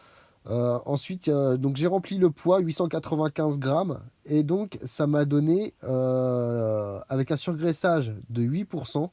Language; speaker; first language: French; native; French